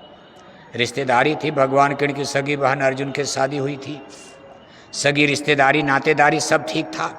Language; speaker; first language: Hindi; native; Hindi